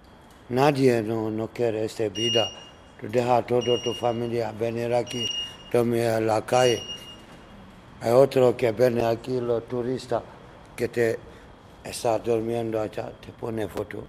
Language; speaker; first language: Spanish; non-native, learner; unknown